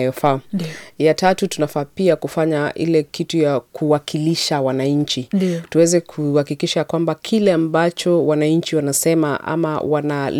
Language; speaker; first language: Swahili; non-native, local second language; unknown